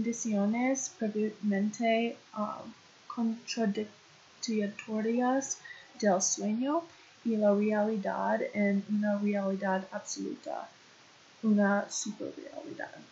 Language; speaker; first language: Spanish; non-native, learner; English